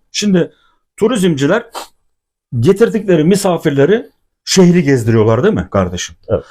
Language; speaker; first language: Turkish; native; Turkish